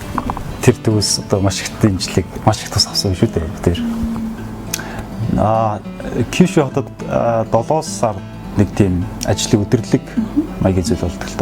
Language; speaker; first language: Mongolian; native; Mongolian